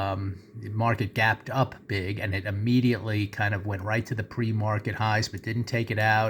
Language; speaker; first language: English; native; English